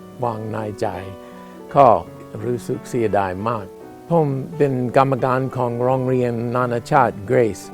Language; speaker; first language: Thai; non-native, fluent; English